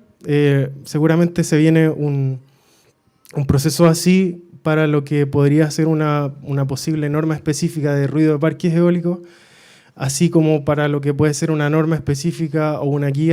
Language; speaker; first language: Spanish; native; Spanish